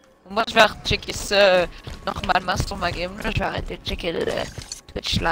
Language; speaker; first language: French; native; French